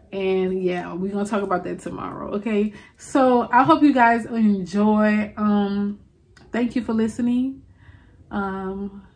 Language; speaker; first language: English; native; English